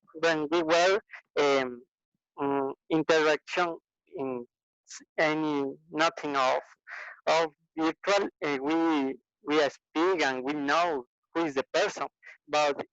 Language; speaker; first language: English; non-native, learner; Spanish